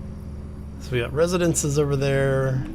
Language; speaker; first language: English; native; English